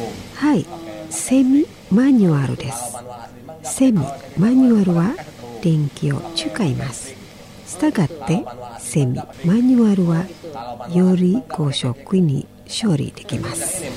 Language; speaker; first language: Japanese; non-native, learner; Indonesian